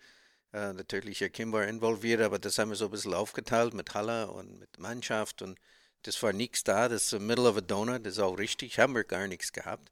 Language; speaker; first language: German; non-native, learner; English